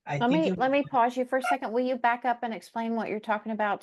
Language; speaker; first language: English; native; English